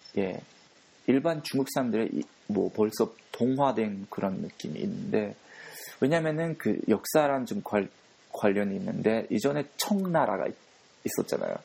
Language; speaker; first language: Korean; non-native, fluent; Japanese